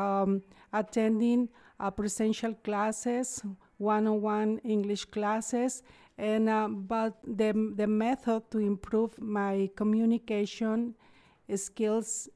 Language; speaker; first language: English; non-native, fluent; Spanish